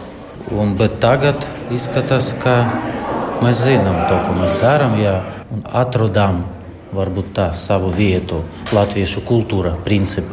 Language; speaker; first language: Latvian; non-native, learner; Russian